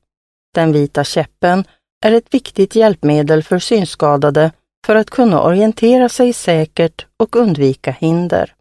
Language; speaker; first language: Swedish; native; Swedish